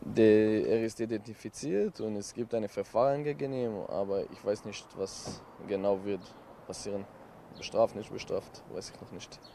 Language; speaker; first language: German; non-native, fluent; Hebrew